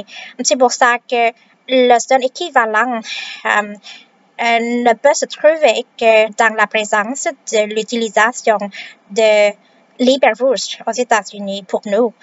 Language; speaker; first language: French; non-native, fluent; Vietnamese